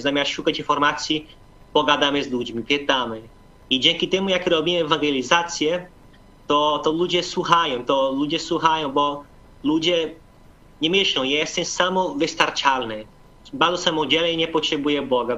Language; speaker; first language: Polish; non-native, fluent; Portuguese